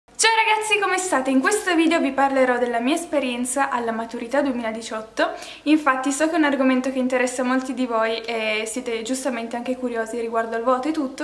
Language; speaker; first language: Italian; native; Italian